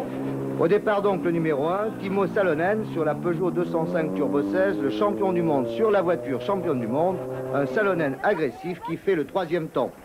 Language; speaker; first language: French; native; French